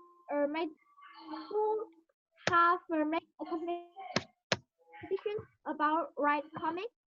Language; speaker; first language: English; non-native, learner; Vietnamese